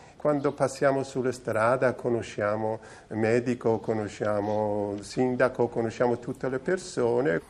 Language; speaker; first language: Italian; non-native, fluent; Persian